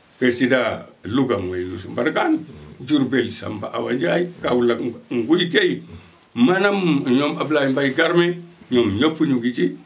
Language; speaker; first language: Wolof; non-native, local second language; Fula